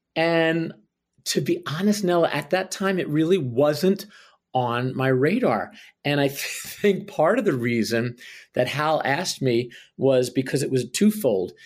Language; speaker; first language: English; native; English